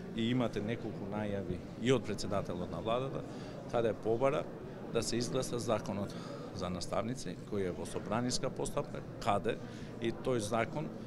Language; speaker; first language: Macedonian; non-native, local second language; Albanian